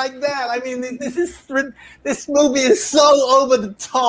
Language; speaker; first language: English; native; English